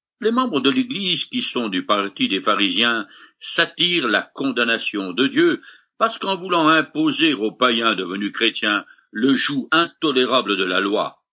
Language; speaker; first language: French; native; French